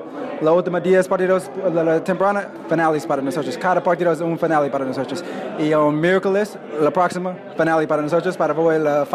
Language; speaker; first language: Spanish; non-native, learner; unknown